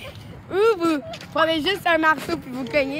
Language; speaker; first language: French; native; French